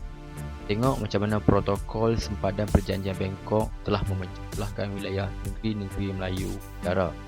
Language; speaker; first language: Malay; native; Malay